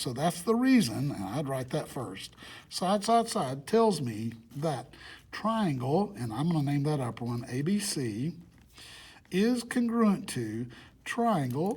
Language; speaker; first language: English; native; English